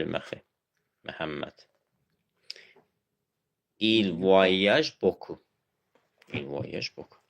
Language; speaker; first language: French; non-native, fluent; Azerbaijani